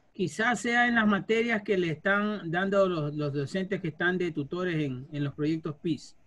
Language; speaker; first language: Spanish; native; Spanish